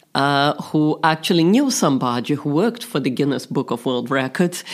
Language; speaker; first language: English; non-native, fluent; Portuguese